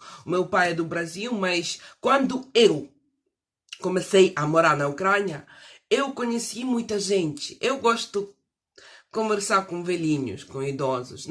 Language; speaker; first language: Portuguese; non-native, fluent; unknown